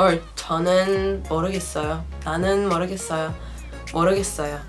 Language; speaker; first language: Korean; non-native, fluent; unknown